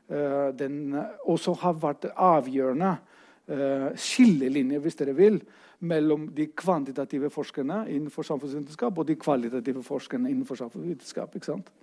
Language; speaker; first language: Norwegian; non-native, fluent; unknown